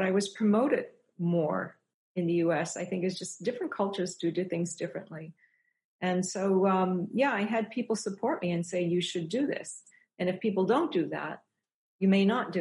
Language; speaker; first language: English; native; English